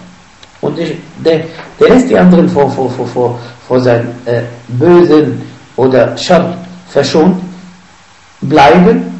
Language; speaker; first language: German; non-native, fluent; Arabic